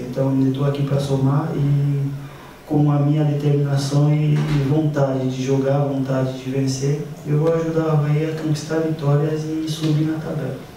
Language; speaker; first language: Portuguese; non-native, fluent; French